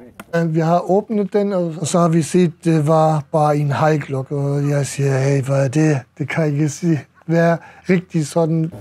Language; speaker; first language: Danish; non-native, learner; German